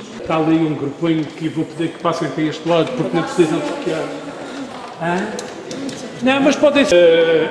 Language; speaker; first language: Portuguese; native; Portuguese